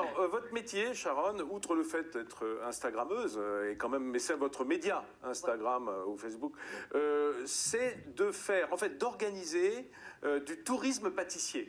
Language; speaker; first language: French; native; French